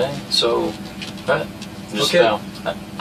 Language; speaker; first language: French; non-native, learner; Hebrew